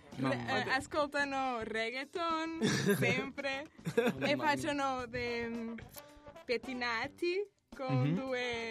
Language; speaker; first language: Italian; non-native, learner; Portuguese